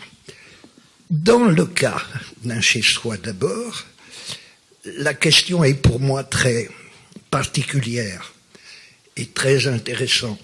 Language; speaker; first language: French; native; French